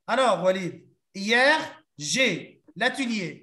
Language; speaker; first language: French; non-native, local second language; Arabic